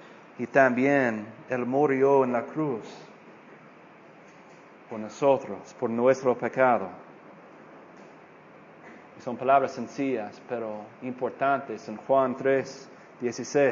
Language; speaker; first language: Spanish; non-native, fluent; English